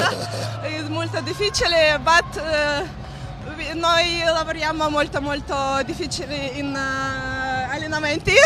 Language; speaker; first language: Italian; non-native, learner; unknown